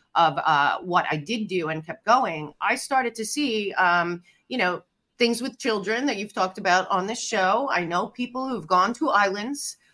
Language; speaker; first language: English; native; English